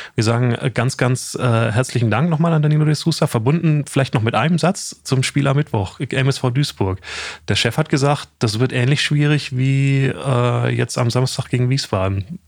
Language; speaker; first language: German; native; German